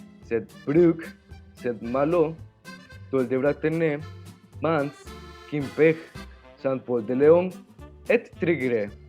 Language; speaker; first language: French; non-native, learner; Spanish